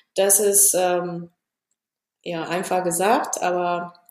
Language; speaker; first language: German; non-native, fluent; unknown